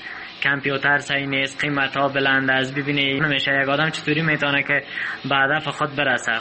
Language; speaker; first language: Persian; native; Persian